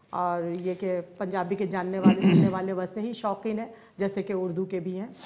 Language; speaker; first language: Urdu; native; Urdu